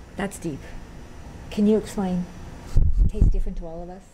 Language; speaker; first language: English; native; English